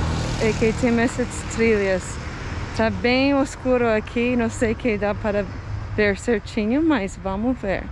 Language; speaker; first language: Portuguese; non-native, fluent; English